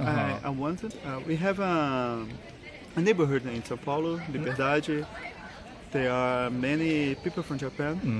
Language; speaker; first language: English; non-native, learner; Portuguese